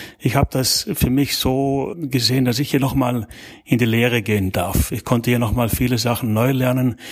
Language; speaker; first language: German; native; German